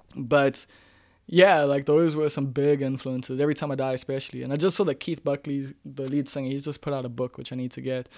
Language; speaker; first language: English; native; English